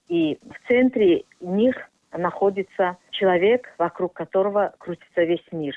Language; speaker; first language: Russian; non-native, local second language; Tajik